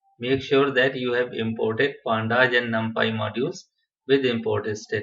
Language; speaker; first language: English; non-native, local second language; Hindi